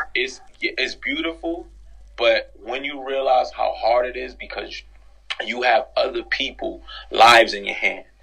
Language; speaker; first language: English; native; English